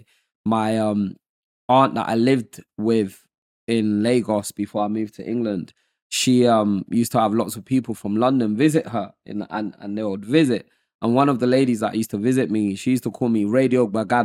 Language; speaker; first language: English; non-native, local second language; Yoruba